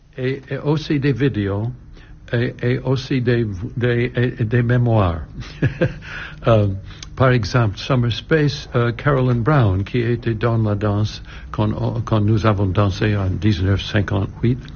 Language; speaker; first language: French; non-native, learner; English